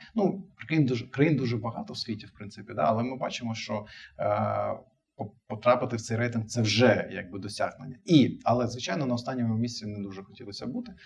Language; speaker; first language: Ukrainian; non-native, local second language; Russian